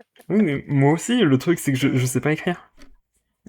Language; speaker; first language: French; native; French